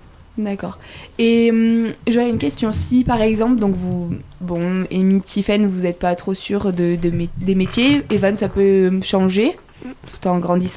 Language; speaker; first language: French; native; French